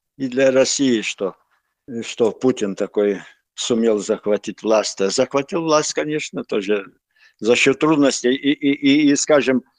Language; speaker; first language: Russian; non-native, local second language; Lithuanian